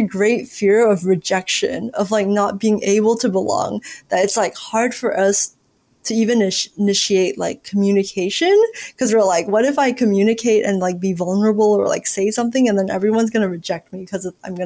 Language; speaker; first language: English; native; English